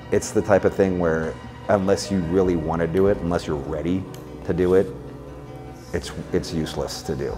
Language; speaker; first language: English; native; English